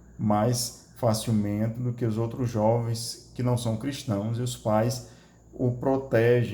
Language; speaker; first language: Portuguese; native; Portuguese